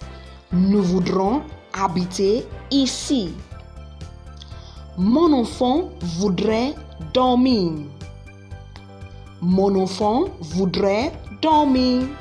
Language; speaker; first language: French; non-native, learner; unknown